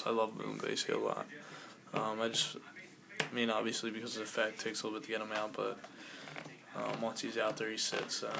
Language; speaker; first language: English; native; English